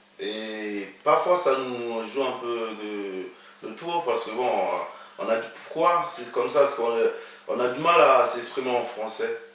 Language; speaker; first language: French; early bilingual, other home language; Akan